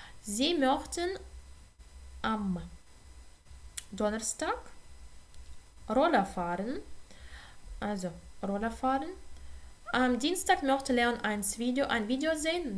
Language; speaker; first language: German; non-native, fluent; Ukrainian